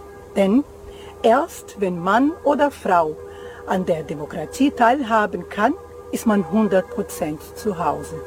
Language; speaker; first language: German; non-native, fluent; Portuguese